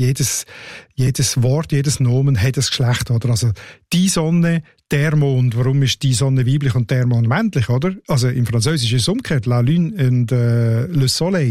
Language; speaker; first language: German; native; German